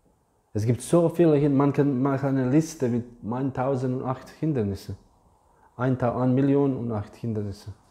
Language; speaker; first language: German; non-native, fluent; English